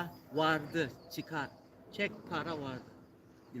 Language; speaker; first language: Turkish; non-native, learner; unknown